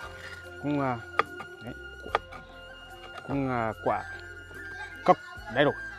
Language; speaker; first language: Vietnamese; non-native, learner; Portuguese